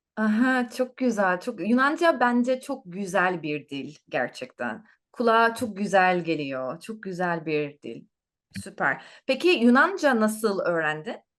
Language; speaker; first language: Turkish; native; Turkish